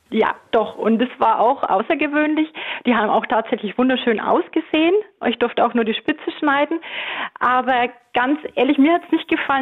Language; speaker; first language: German; native; German